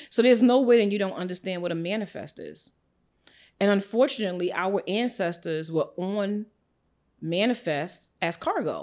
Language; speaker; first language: English; native; English